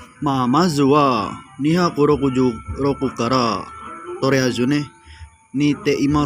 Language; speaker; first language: Japanese; non-native, learner; Indonesian